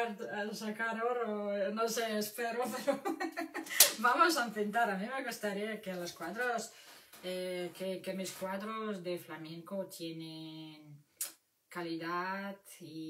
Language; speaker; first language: Spanish; non-native, fluent; Russian